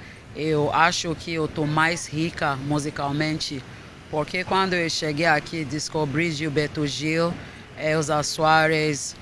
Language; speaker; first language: Portuguese; non-native, fluent; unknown